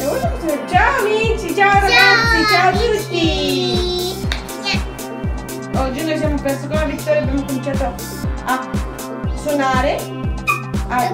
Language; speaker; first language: Italian; non-native, fluent; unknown